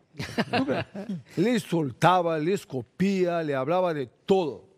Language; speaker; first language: Spanish; non-native, fluent; Bulgarian